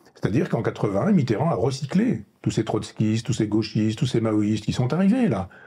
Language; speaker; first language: French; native; French